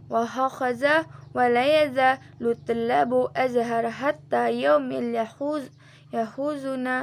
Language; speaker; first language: Arabic; non-native, learner; Indonesian